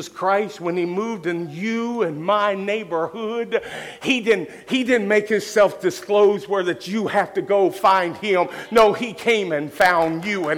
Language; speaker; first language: English; native; English